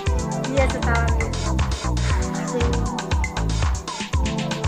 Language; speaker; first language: Spanish; native; Spanish